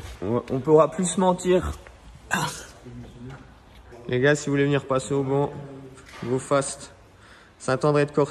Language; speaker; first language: French; native; French